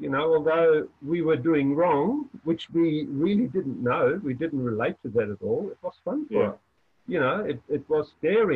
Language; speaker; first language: English; non-native, fluent; German